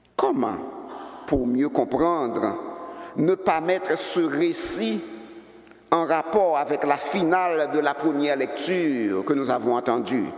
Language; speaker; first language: French; native; French